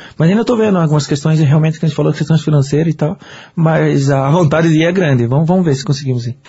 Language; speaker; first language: Portuguese; native; Portuguese